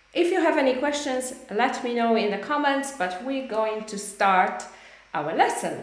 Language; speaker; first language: English; non-native, fluent; Polish